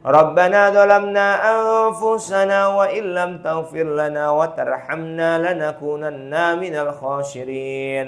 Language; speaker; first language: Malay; non-native, local second language; Javanese